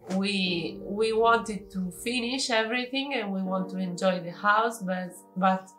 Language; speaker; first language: English; non-native, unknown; Italian